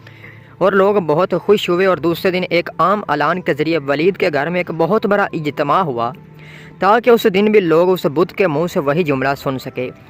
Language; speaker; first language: Urdu; native; Urdu